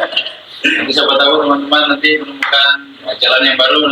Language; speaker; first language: Indonesian; native; Indonesian